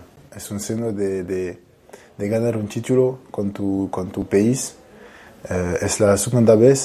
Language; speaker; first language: Spanish; non-native, fluent; French